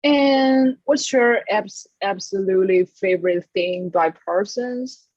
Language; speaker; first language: English; non-native, learner; Chinese